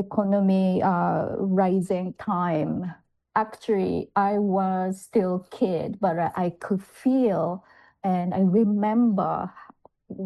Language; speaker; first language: English; non-native, fluent; Japanese